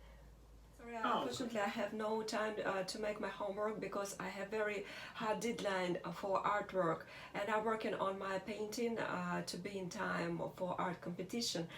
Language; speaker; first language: English; non-native, learner; Russian